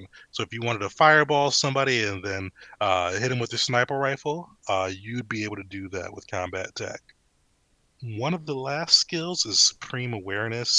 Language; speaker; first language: English; native; English